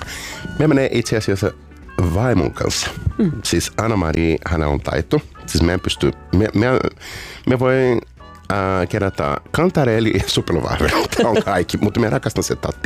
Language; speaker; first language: Finnish; non-native, learner; Portuguese